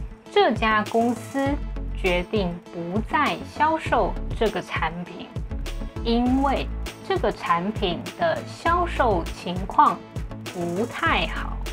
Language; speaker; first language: Chinese; native; Chinese